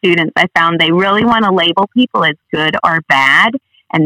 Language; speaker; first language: English; native; English